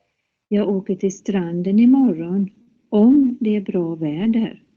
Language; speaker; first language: Swedish; non-native, learner; Spanish